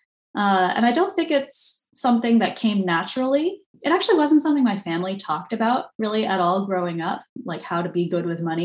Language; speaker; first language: English; native; English